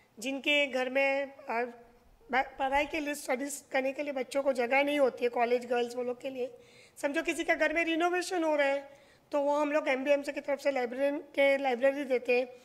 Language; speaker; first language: Hindi; non-native, local second language; Marathi